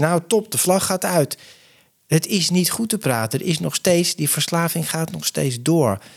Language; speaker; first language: Dutch; native; Dutch